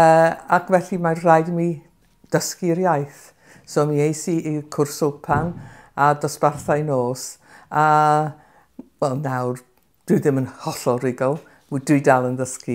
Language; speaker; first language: Welsh; non-native, local second language; English